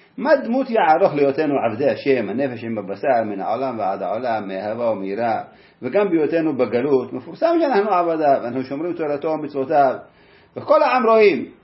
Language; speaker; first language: Hebrew; native; Hebrew